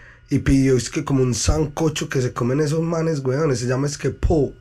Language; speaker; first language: Spanish; native; Spanish